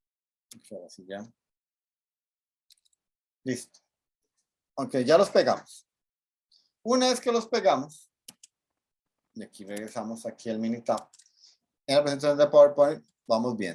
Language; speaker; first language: Spanish; native; Spanish